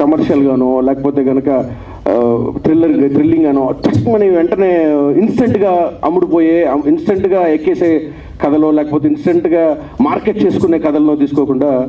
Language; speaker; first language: Telugu; native; Telugu